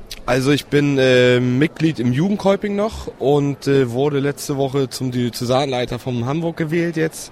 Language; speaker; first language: German; native; German